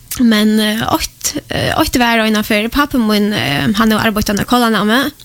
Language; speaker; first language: Swedish; non-native, fluent; Polish